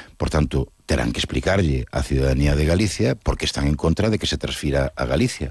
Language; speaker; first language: Galician; non-native, local second language; Spanish